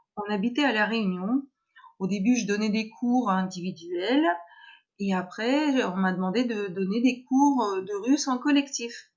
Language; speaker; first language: French; non-native, fluent; Russian